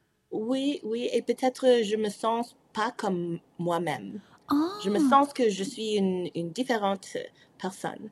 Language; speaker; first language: French; non-native, local second language; English